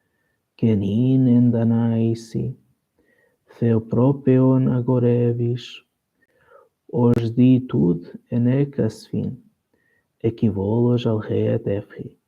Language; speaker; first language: Greek; non-native, learner; Portuguese